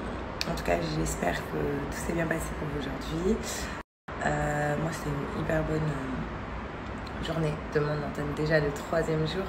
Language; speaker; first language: French; native; French